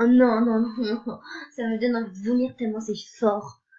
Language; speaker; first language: French; native; French